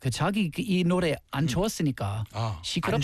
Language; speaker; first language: Korean; non-native, learner; English